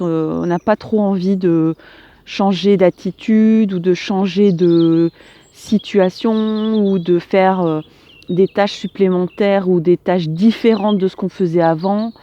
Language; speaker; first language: French; native; French